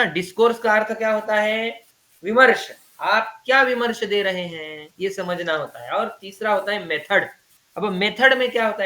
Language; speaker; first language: Hindi; native; Hindi